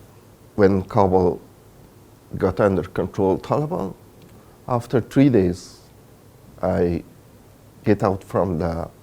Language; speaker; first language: English; non-native, learner; Persian